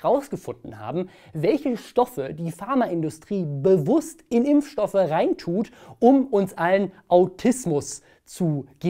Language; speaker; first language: German; native; German